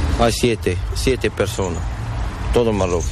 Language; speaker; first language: Spanish; non-native, learner; Arabic